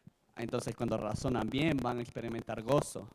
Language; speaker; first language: Spanish; native; Spanish